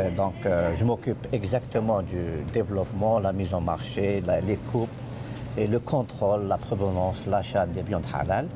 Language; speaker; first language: French; non-native, local second language; Arabic